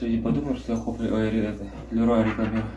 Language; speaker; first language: Russian; native; Russian